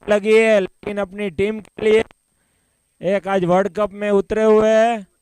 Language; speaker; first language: Hindi; non-native, local second language; Gujarati